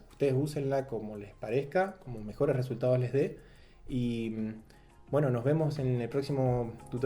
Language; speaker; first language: Spanish; native; Spanish